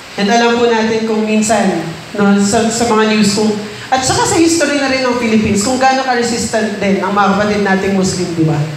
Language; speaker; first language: Filipino; non-native, local second language; Iloko